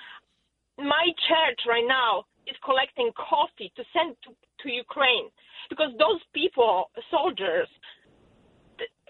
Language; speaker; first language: English; non-native, learner; Polish